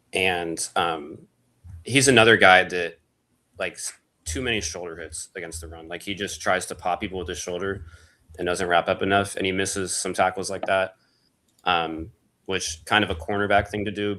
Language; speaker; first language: English; native; English